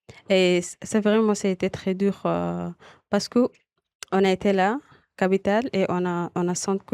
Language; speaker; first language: French; non-native, learner; Arabic